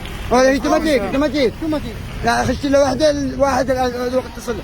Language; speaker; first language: Arabic; native; Arabic